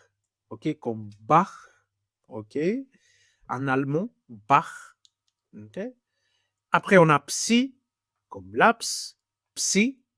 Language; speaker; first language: French; non-native, fluent; Greek